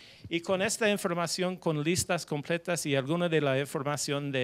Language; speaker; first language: Spanish; non-native, fluent; English